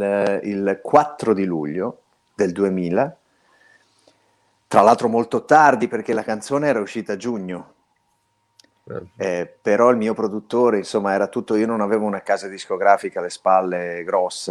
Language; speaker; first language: Italian; native; Italian